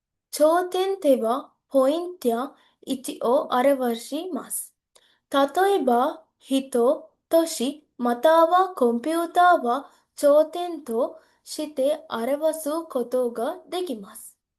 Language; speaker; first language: Japanese; non-native, learner; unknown